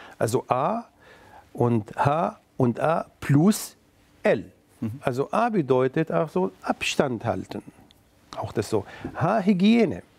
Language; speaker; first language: German; non-native, fluent; Arabic